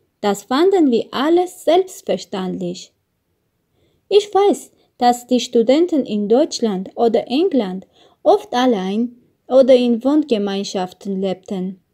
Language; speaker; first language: German; non-native, learner; Armenian